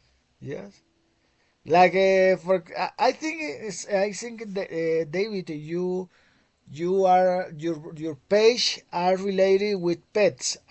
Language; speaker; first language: English; non-native, fluent; Spanish